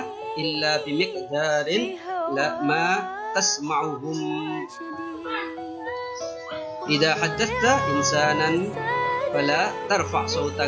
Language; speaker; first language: Arabic; non-native, fluent; Javanese